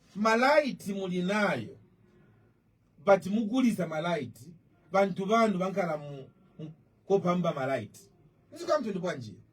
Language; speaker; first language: Nyanja; non-native, local second language; Bemba